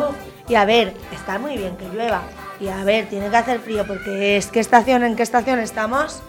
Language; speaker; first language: Spanish; native; Spanish